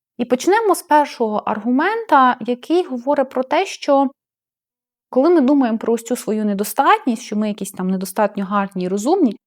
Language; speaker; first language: Ukrainian; non-native, local second language; Russian